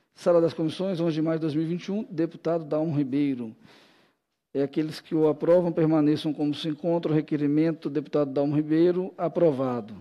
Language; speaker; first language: Portuguese; native; Portuguese